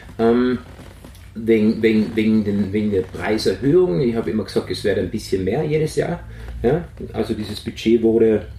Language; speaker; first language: German; native; German